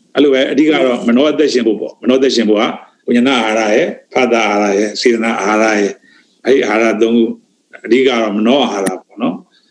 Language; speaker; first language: Burmese; native; Burmese